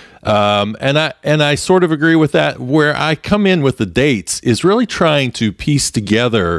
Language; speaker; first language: English; native; English